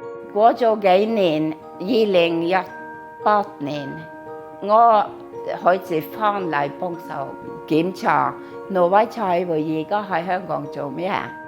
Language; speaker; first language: Cantonese; non-native, fluent; Norwegian